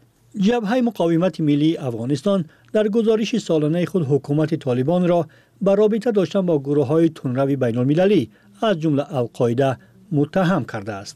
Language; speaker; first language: Persian; native; Persian